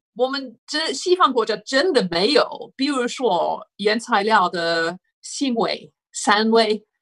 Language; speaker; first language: Chinese; non-native, fluent; English